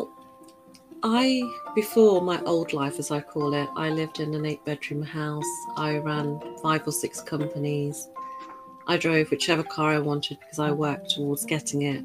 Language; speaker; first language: English; native; English